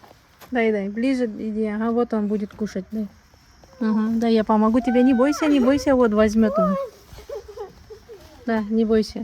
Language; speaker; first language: Russian; non-native, local second language; Kazakh